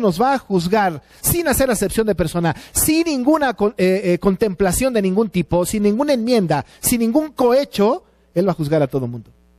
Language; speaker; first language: Spanish; native; Spanish